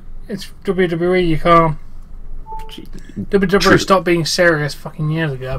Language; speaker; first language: English; native; English